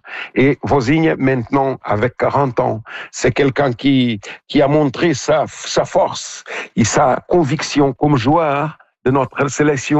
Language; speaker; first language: French; non-native, local second language; Portuguese